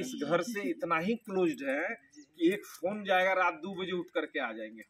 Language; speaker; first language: Hindi; native; Hindi